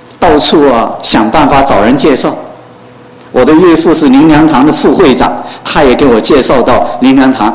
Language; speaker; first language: Chinese; non-native, local second language; Cantonese